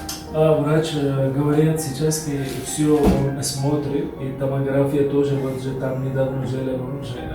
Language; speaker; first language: Russian; non-native, learner; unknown